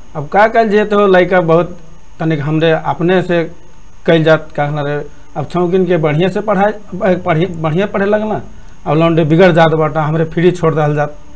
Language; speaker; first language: Bhojpuri; native; Bhojpuri